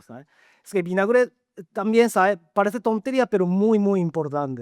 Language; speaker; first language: Spanish; non-native, learner; Japanese